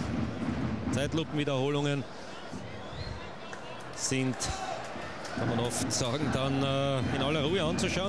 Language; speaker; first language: German; native; German